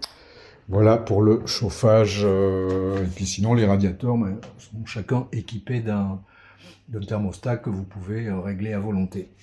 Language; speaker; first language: French; native; French